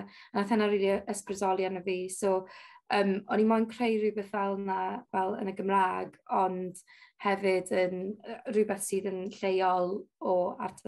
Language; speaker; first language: Welsh; non-native, local second language; English